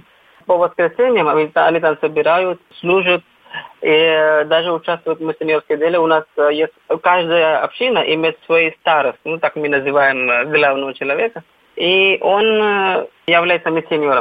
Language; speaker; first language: Russian; non-native, fluent; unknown